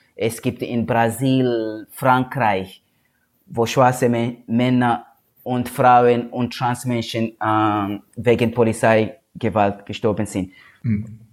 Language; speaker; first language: German; non-native, learner; Swahili